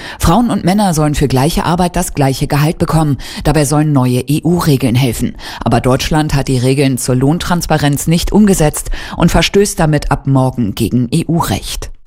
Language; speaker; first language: German; native; German